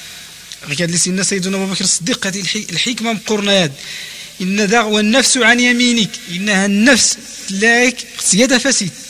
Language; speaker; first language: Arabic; non-native, local second language; Tachelhit